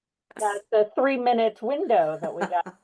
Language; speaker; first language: English; native; English